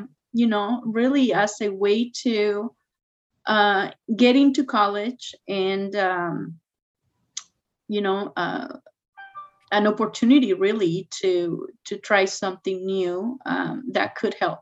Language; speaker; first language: English; non-native, fluent; Spanish